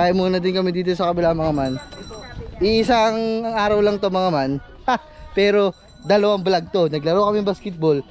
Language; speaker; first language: Filipino; native; Filipino